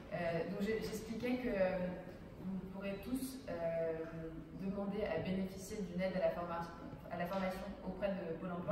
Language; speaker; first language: French; non-native, fluent; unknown